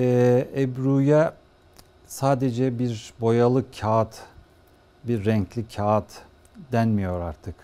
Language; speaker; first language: Turkish; native; Turkish